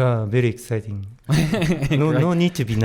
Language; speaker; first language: English; non-native, learner; Japanese